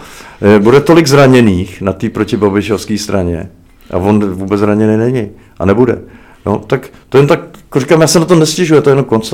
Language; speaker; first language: Czech; native; Czech